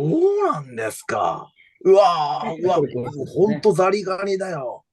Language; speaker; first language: Japanese; native; Japanese